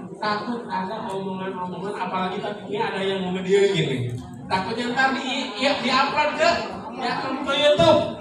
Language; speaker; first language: Indonesian; non-native, local second language; Sundanese